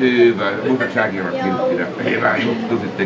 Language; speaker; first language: Finnish; native; Finnish